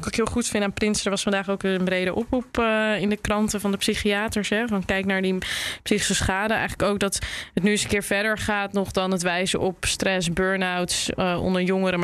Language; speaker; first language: Dutch; native; Dutch